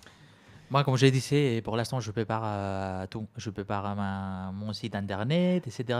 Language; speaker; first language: French; non-native, fluent; Spanish